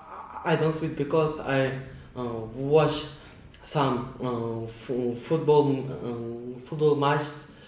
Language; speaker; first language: English; non-native, learner; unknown